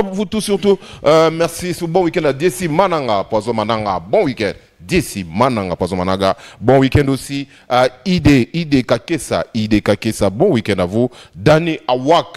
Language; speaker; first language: French; non-native, local second language; Lingala